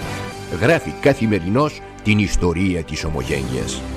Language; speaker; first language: Greek; native; Greek